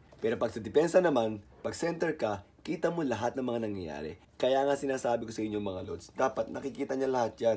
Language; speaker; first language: Filipino; native; Filipino